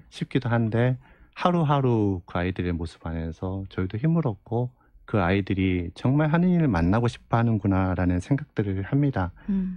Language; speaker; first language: Korean; native; Korean